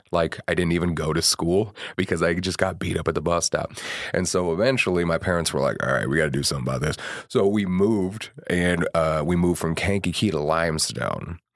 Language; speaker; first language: English; native; English